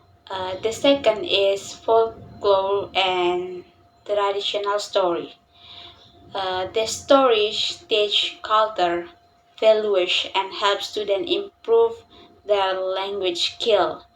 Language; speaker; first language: English; non-native, learner; Indonesian